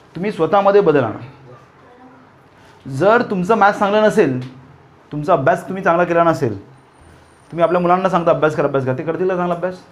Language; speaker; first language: Marathi; native; Marathi